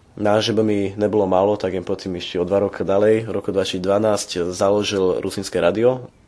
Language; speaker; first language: Slovak; non-native, local second language; Rusyn